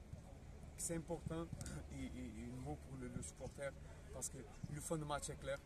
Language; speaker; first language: French; non-native, fluent; Portuguese